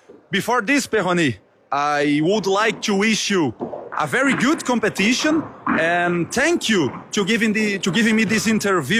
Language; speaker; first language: English; non-native, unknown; Portuguese